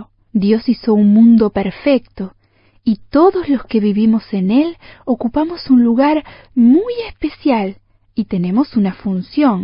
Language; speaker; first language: Spanish; native; Spanish